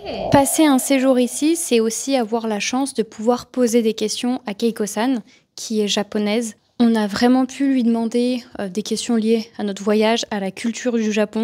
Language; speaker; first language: French; native; French